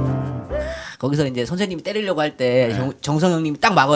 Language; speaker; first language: Korean; native; Korean